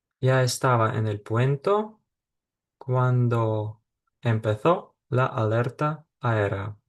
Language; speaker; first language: Spanish; non-native, fluent; Ukrainian